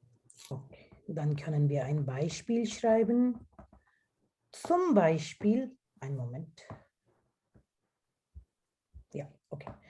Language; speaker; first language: German; non-native, fluent; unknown